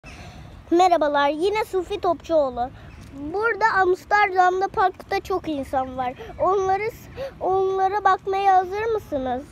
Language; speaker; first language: Turkish; early bilingual, heritage; Turkish